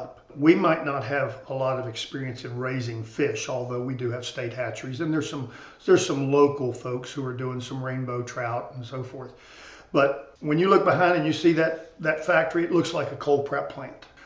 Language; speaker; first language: English; native; English